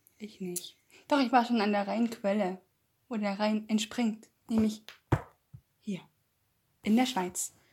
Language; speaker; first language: German; native; German